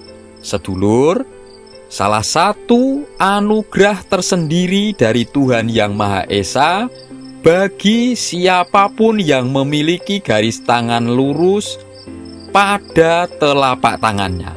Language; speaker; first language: Indonesian; non-native, local second language; Javanese